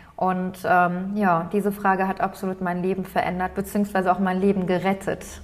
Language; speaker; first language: German; early bilingual, other home language; Turkish